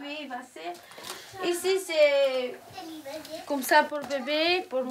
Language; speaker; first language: French; non-native, learner; Romanian